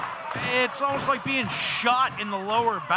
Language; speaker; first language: English; native; English